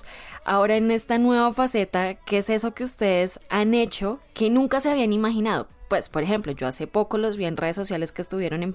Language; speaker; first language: Spanish; native; Spanish